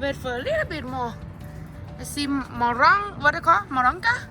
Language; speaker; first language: English; non-native, learner; Thai